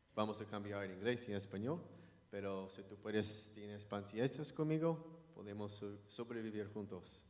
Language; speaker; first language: Spanish; non-native, learner; English